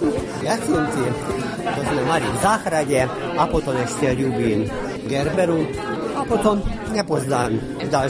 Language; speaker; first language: Slovak; non-native, local second language; Hungarian